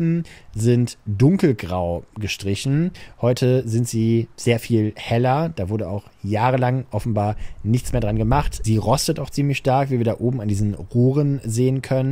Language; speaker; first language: German; native; German